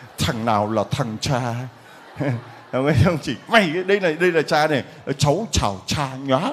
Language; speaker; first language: Vietnamese; native; Vietnamese